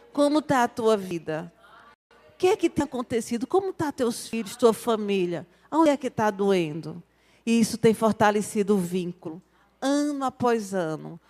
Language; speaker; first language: Portuguese; native; Portuguese